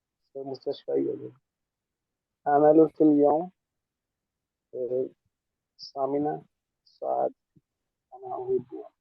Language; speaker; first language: Arabic; non-native, learner; Urdu